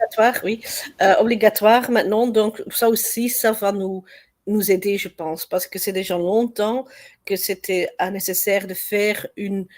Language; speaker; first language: French; non-native, learner; Dutch